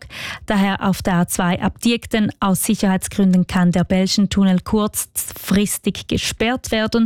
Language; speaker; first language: German; native; German